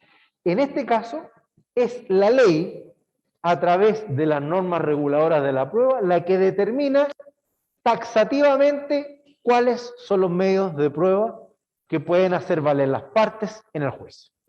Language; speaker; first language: Spanish; native; Spanish